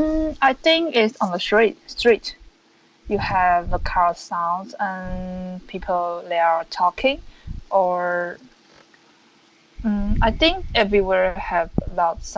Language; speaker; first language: English; non-native, learner; Chinese